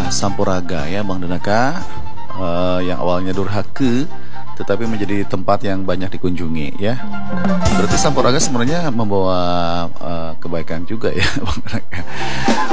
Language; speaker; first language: Indonesian; native; Indonesian